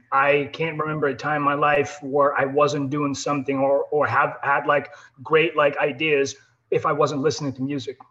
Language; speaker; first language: English; non-native, fluent; Dutch